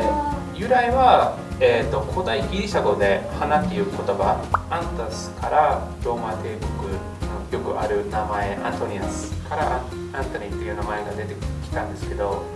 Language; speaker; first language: Japanese; non-native, fluent; English